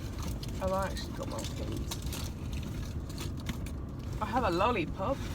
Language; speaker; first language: English; native; English